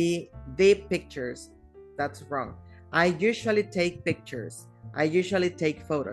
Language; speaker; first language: English; non-native, fluent; Spanish